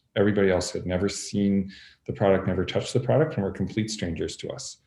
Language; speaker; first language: English; native; English